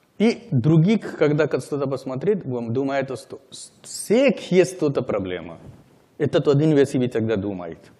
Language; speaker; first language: Russian; non-native, learner; Hindi